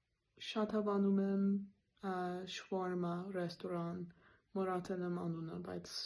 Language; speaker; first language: Armenian; non-native, learner; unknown